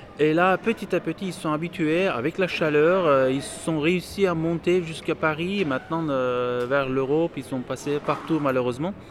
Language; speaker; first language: French; non-native, fluent; Turkish